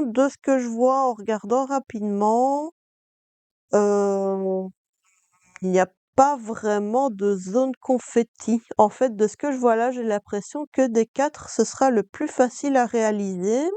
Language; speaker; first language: French; native; French